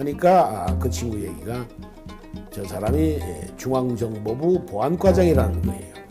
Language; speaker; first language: Korean; native; Korean